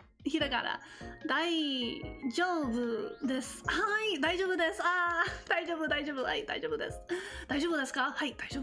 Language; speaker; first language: Japanese; non-native, learner; English